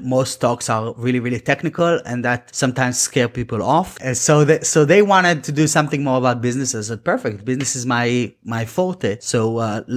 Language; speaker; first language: English; non-native, fluent; Hebrew